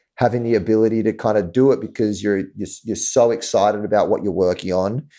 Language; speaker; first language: English; native; English